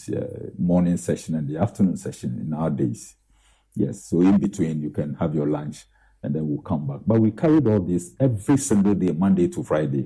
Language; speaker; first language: English; non-native, local second language; Akan